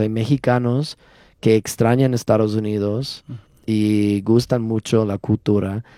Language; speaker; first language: Spanish; non-native, learner; English